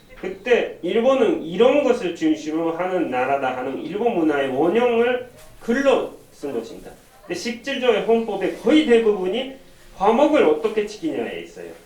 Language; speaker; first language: Korean; non-native, fluent; Japanese